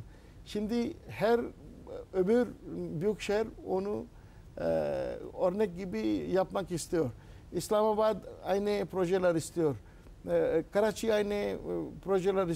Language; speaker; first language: Turkish; non-native, learner; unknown